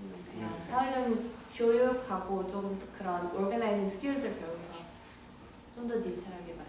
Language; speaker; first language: Korean; early bilingual, heritage; English